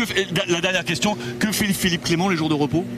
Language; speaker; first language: French; native; French